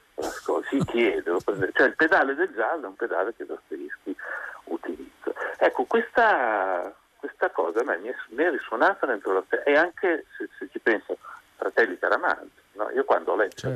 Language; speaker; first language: Italian; native; Italian